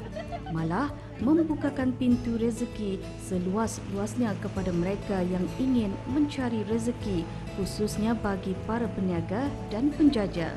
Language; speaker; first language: Malay; native; Malay